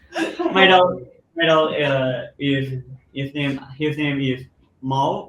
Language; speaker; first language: English; non-native, learner; Thai